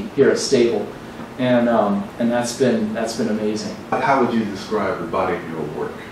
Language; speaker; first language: English; native; English